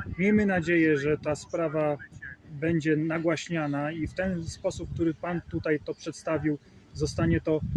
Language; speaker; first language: Polish; native; Polish